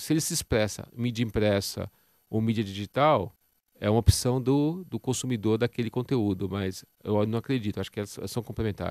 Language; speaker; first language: Portuguese; native; Portuguese